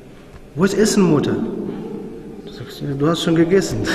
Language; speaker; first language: German; non-native, fluent; Arabic